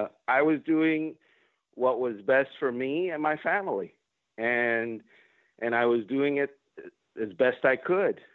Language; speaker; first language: English; non-native, fluent; Spanish